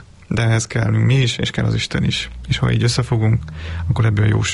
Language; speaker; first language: Hungarian; native; Hungarian